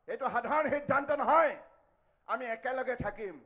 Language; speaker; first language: Hindi; non-native, local second language; Assamese